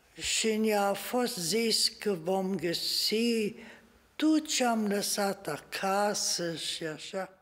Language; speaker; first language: Romanian; non-native, local second language; German